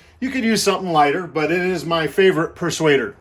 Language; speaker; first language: English; native; English